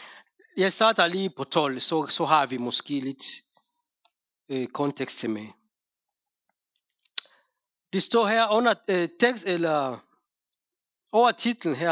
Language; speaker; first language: Danish; non-native, fluent; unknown